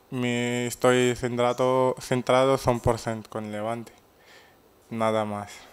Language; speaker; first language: Spanish; non-native, fluent; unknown